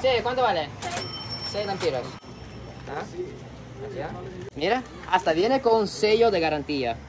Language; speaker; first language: Spanish; non-native, fluent; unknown